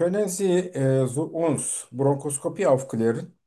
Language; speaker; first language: German; non-native, learner; Turkish